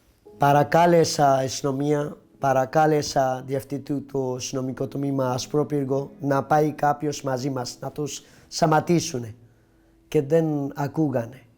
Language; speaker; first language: Greek; non-native, learner; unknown